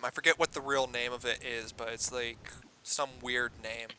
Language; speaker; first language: English; native; English